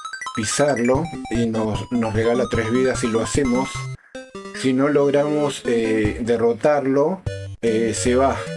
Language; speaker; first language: Spanish; native; Spanish